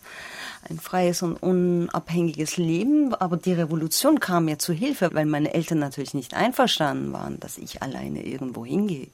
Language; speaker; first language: German; non-native, fluent; Persian